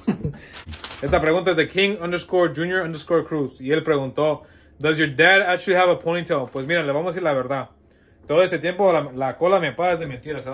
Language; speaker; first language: Spanish; early bilingual, heritage; Spanish